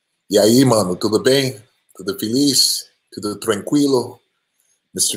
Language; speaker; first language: Portuguese; non-native, fluent; English